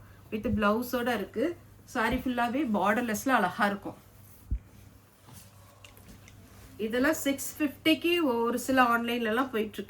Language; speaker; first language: Tamil; native; Tamil